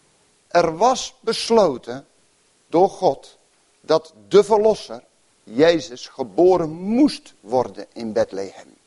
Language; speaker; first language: Dutch; native; Dutch